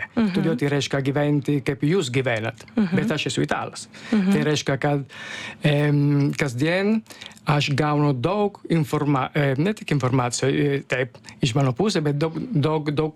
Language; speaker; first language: Lithuanian; non-native, learner; Italian